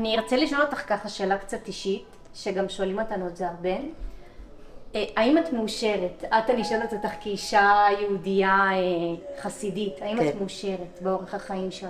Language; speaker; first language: Hebrew; non-native, fluent; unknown